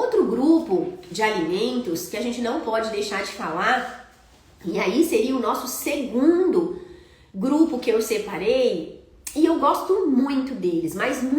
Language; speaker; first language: Portuguese; native; Portuguese